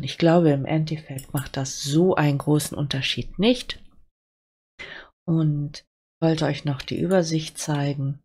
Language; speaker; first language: German; native; German